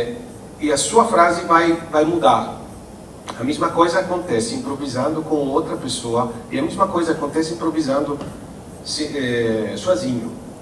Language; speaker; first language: Portuguese; non-native, fluent; Italian